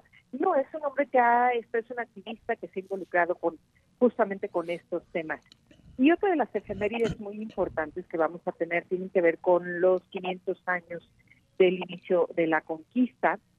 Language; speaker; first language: Spanish; native; Spanish